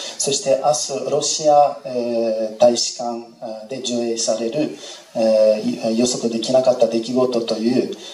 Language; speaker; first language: Japanese; non-native, fluent; Russian